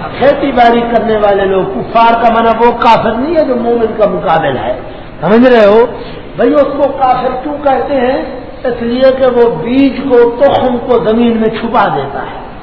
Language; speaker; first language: Urdu; non-native, local second language; Punjabi